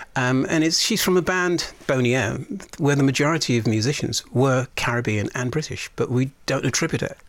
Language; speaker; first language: English; native; English